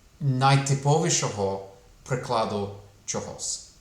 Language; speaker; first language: Ukrainian; non-native, fluent; English